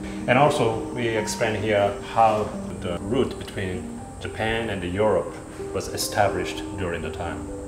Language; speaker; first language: English; non-native, fluent; Japanese